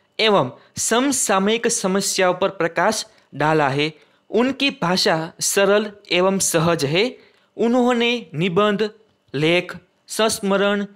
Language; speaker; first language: Hindi; non-native, local second language; Gujarati